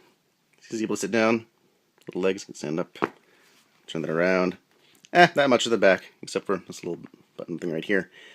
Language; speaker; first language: English; native; English